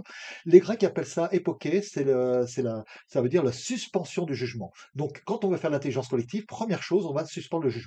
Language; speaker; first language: French; native; French